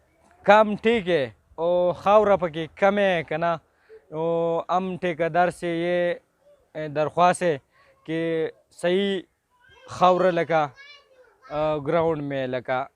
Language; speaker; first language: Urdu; non-native, local second language; Pashto